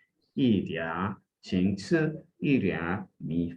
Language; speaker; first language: Chinese; non-native, fluent; English